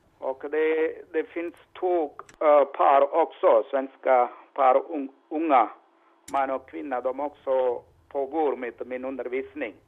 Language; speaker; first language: Swedish; non-native, learner; Malayalam